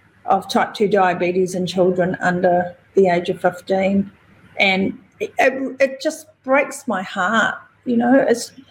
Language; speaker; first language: English; native; English